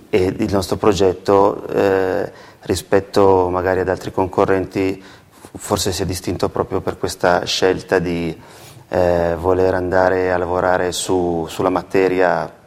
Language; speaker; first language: Italian; native; Italian